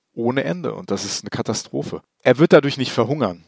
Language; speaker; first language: German; native; German